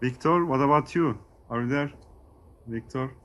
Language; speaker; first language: English; non-native, learner; Turkish